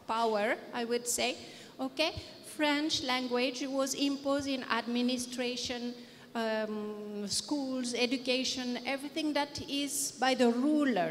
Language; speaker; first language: English; non-native, fluent; French